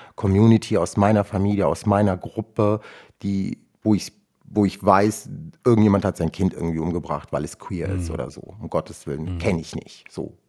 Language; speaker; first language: German; non-native, local second language; Romany